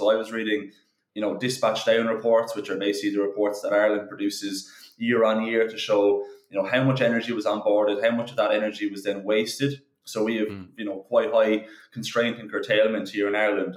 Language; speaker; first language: English; native; English